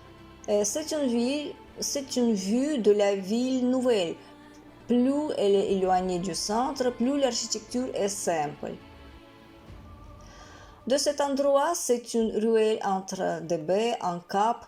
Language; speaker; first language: French; non-native, fluent; Russian